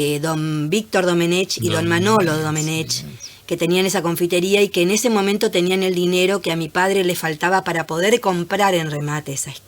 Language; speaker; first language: Spanish; native; Spanish